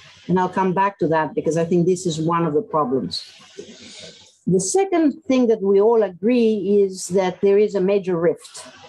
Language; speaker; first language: English; non-native, fluent; Greek